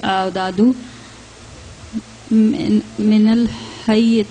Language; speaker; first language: Arabic; non-native, learner; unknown